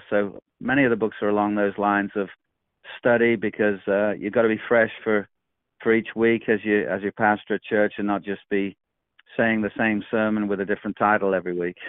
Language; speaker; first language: English; native; English